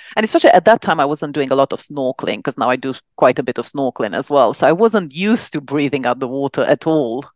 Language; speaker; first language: English; non-native, fluent; Romanian